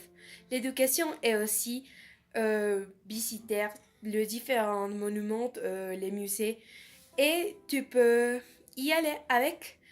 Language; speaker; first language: French; non-native, learner; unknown